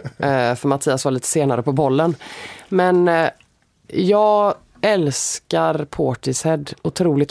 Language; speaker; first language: Swedish; native; Swedish